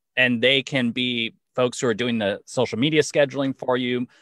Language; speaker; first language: English; native; English